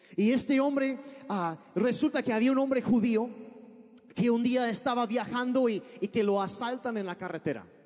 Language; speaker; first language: Spanish; early bilingual, other home language; English